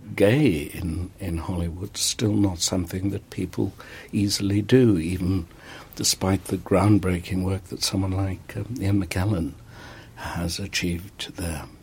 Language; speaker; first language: English; native; English